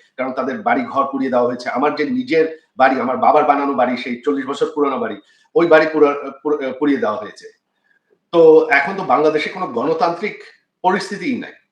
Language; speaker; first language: Bangla; early bilingual, heritage; Bangla